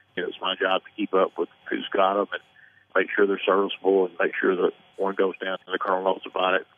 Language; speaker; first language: English; native; English